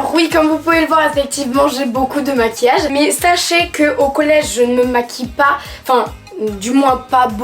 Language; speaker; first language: French; native; French